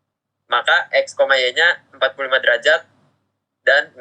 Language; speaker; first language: Indonesian; native; Indonesian